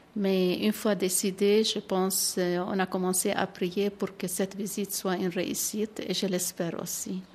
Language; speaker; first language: French; non-native, fluent; Arabic